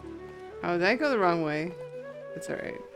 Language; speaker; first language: English; native; English